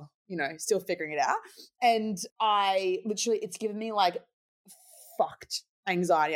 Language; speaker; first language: English; native; English